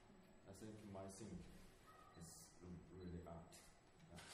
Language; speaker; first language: English; non-native, learner; Chinese